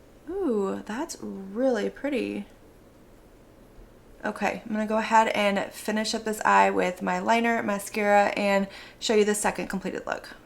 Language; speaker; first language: English; native; English